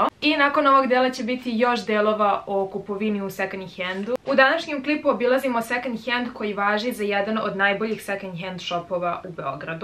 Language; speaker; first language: Serbian; native; Serbian